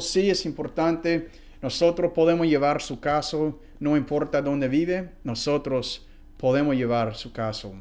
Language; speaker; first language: Spanish; non-native, fluent; English